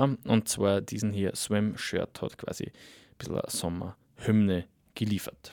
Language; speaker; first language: German; native; German